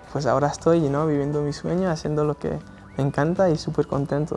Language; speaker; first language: Spanish; non-native, fluent; English